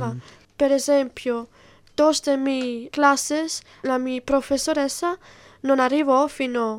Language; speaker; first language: Spanish; non-native, learner; Italian